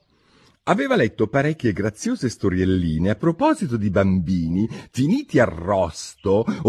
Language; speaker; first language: Italian; native; Italian